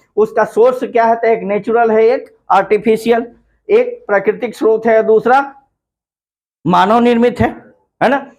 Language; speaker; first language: Hindi; native; Hindi